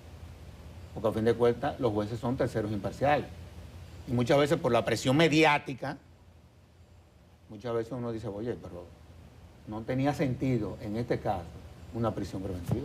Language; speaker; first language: Spanish; native; Spanish